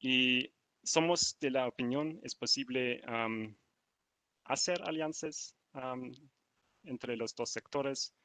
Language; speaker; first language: Spanish; non-native, learner; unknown